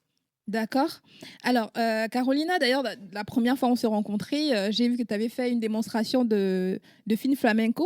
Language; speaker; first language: French; native; French